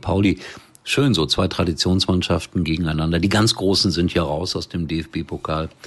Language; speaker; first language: German; native; German